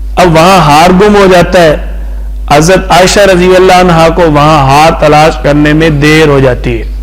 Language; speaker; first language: Urdu; non-native, local second language; Punjabi